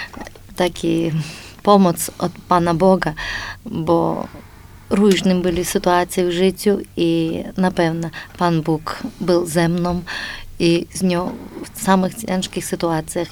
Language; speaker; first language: Polish; non-native, learner; Ukrainian